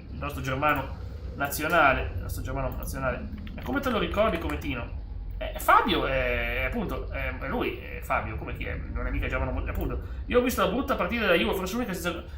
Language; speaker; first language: Italian; native; Italian